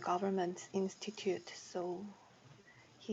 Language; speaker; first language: English; non-native, learner; Korean